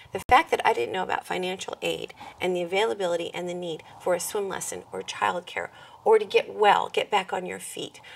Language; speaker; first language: English; native; English